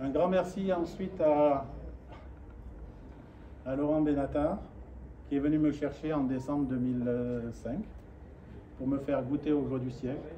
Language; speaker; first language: French; native; French